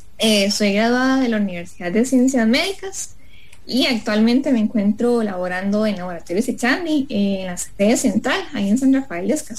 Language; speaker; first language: Spanish; native; Spanish